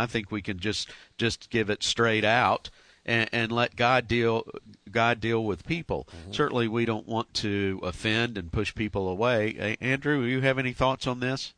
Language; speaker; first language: English; native; English